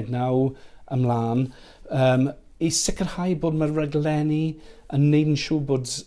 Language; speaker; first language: Welsh; non-native, fluent; English